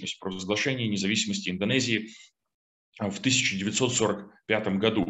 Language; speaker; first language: Russian; native; Russian